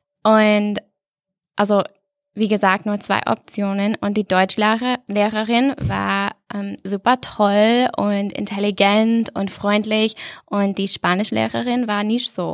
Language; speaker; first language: German; non-native, fluent; English